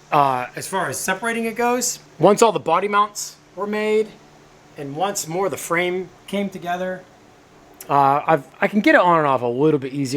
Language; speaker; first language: English; native; English